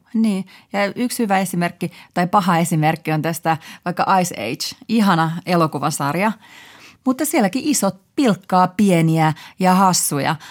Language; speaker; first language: Finnish; native; Finnish